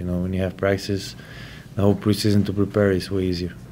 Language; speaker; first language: English; non-native, fluent; Slovenian